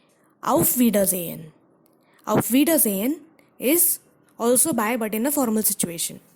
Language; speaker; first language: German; non-native, fluent; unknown